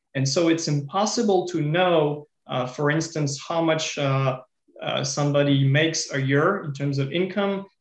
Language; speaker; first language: English; non-native, fluent; French